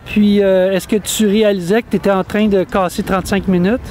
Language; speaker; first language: French; native; French